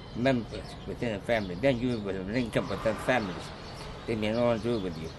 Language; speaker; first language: English; non-native, local second language; Cantonese